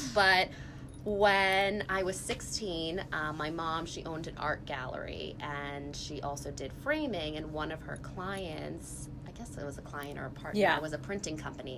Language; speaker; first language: English; native; English